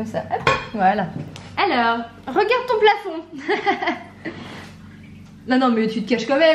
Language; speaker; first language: French; native; French